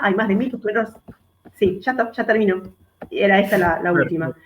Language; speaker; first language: Spanish; native; Spanish